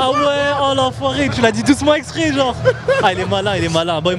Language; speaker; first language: French; native; French